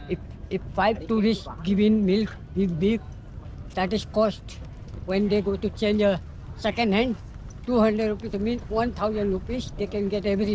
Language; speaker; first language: English; non-native, learner; Hindi